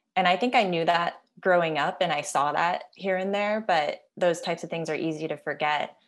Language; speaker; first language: English; native; English